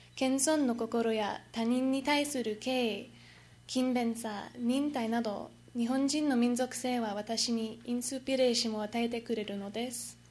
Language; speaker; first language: Japanese; non-native, learner; English